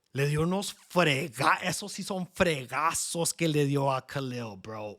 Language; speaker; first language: Spanish; early bilingual, heritage; Spanish